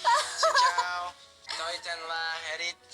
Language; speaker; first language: Vietnamese; non-native, learner; Indonesian